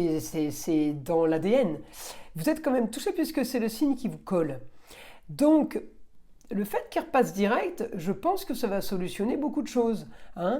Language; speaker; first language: French; native; French